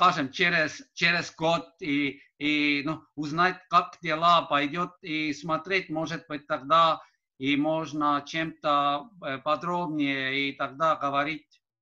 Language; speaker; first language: Russian; non-native, learner; Estonian